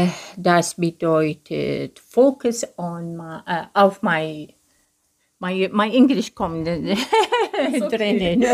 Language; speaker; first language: German; non-native, learner; Arabic